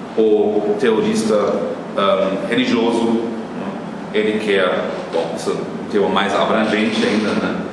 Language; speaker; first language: Portuguese; non-native, fluent; German